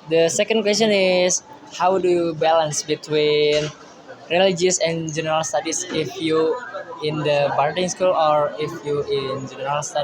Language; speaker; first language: English; non-native, learner; Indonesian